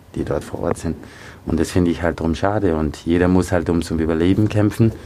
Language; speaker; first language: German; early bilingual, other home language; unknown